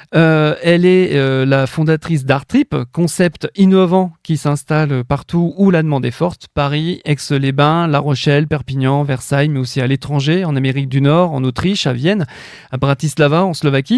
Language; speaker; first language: French; native; French